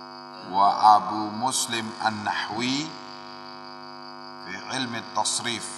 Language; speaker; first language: Arabic; non-native, fluent; Indonesian